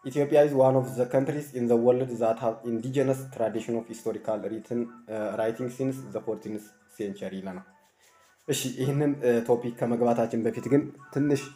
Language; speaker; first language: English; non-native, local second language; Amharic